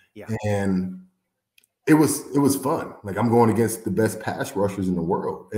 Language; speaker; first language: English; native; English